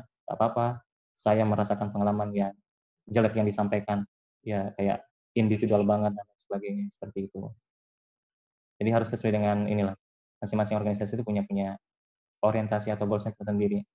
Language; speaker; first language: Indonesian; native; Indonesian